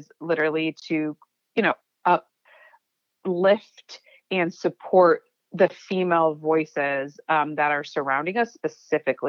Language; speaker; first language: English; early bilingual, other home language; Urdu